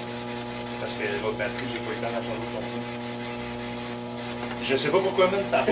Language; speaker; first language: French; native; French